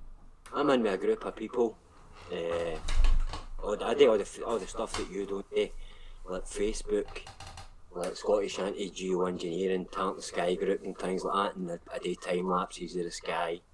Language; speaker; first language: English; native; English